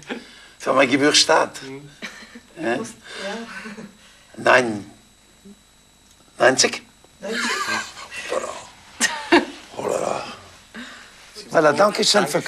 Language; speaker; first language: German; non-native, learner; French